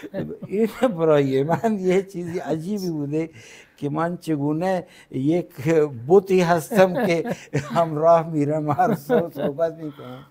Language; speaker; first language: Persian; non-native, fluent; Punjabi